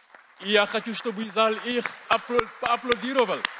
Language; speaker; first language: Russian; non-native, fluent; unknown